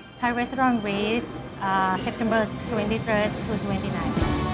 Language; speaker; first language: English; non-native, learner; Thai